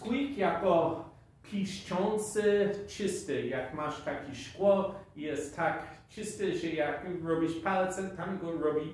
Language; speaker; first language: Polish; non-native, fluent; English